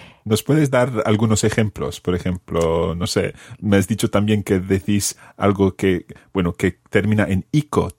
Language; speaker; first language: Spanish; non-native, fluent; English